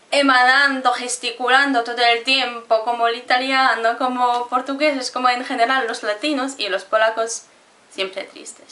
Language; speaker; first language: Spanish; non-native, fluent; Polish